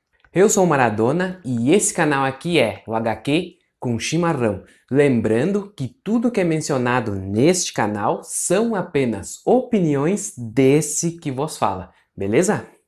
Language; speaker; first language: Portuguese; native; Portuguese